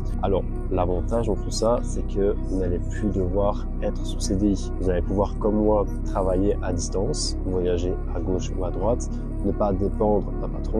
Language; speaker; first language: French; native; French